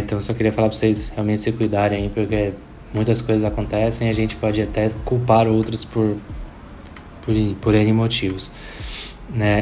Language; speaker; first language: Portuguese; native; Portuguese